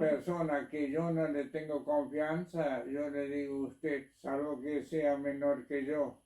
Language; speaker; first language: Spanish; non-native, local second language; German